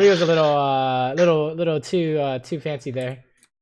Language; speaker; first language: English; native; English